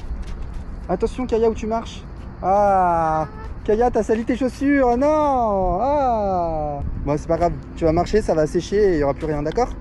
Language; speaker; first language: French; native; French